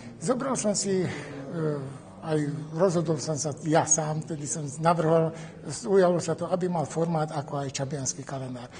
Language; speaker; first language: Slovak; native; Slovak